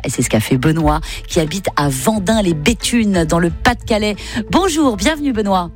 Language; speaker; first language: French; native; French